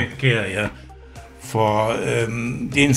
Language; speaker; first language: Danish; non-native, fluent; German